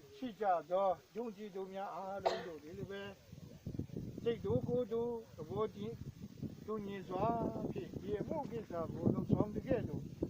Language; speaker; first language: Burmese; non-native, local second language; Kachin